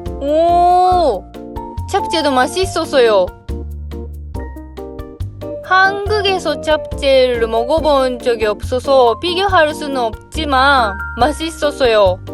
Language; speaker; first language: Korean; non-native, learner; Japanese